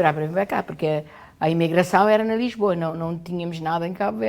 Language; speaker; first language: Portuguese; non-native, local second language; Kabuverdianu